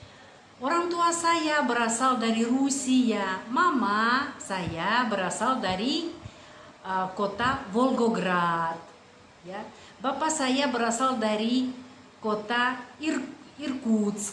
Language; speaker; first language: Indonesian; non-native, fluent; Russian